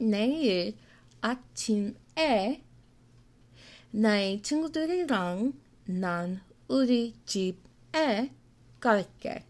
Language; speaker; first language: Korean; non-native, fluent; English